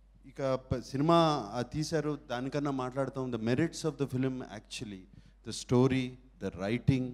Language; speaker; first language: Telugu; native; Telugu